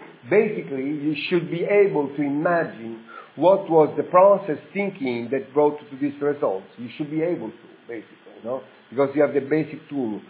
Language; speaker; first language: English; non-native, fluent; Italian